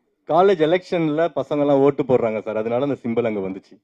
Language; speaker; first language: Tamil; native; Tamil